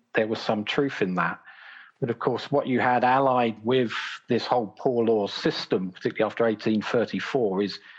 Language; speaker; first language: English; native; English